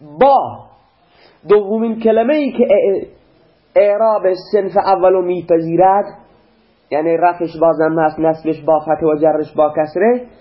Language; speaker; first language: Persian; non-native, local second language; Baluchi